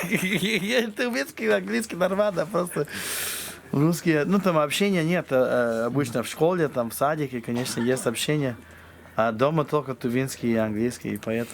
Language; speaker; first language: Russian; non-native, fluent; English